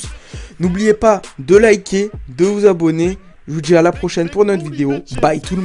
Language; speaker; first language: French; native; French